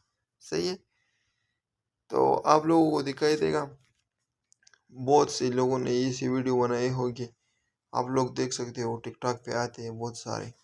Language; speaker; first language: Hindi; non-native, local second language; Punjabi